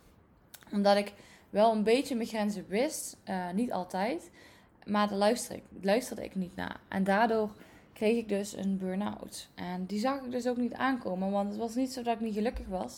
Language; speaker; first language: Dutch; native; Dutch